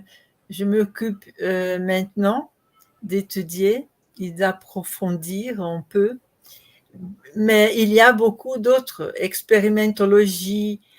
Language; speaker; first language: French; non-native, learner; Portuguese